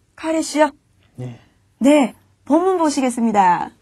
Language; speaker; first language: Korean; native; Korean